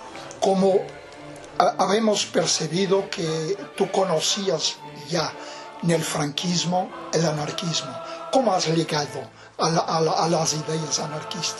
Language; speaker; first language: Spanish; non-native, fluent; Portuguese